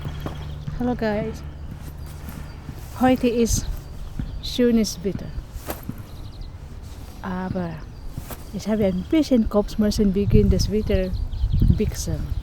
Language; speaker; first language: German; non-native, learner; Cebuano